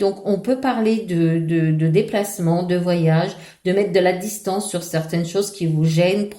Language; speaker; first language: French; native; French